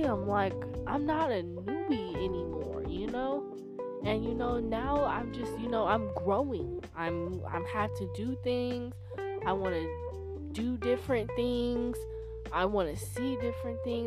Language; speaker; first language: English; native; English